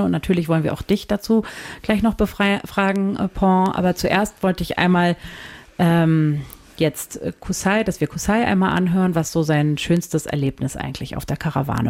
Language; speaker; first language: German; native; German